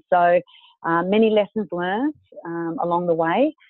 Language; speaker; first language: English; native; English